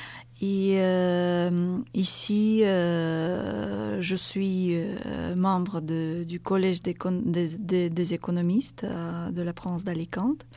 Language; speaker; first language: French; non-native, fluent; Russian